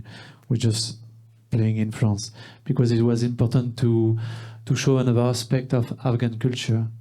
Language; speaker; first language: English; non-native, learner; French